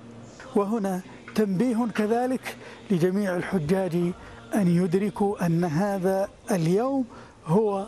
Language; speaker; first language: Arabic; native; Arabic